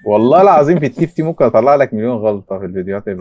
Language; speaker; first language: Arabic; native; Arabic